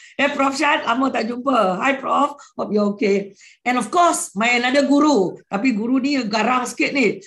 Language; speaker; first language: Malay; non-native, local second language; Iban